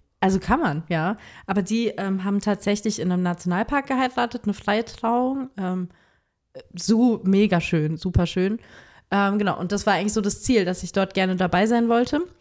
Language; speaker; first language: German; native; German